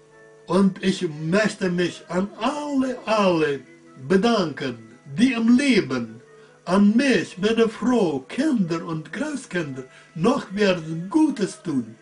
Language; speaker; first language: German; early bilingual, heritage; German